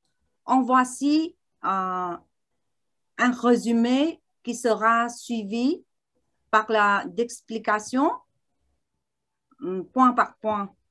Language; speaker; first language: French; non-native, learner; Vietnamese